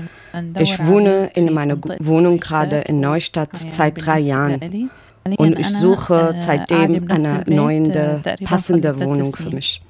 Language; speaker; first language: German; non-native, learner; Arabic